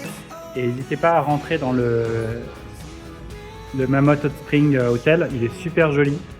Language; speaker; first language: French; native; French